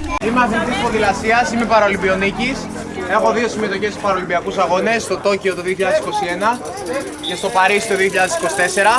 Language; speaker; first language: Greek; native; Greek